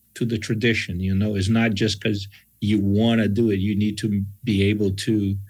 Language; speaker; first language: English; non-native, fluent; Portuguese